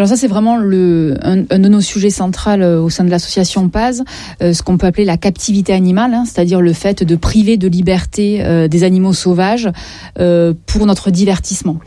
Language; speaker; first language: French; native; French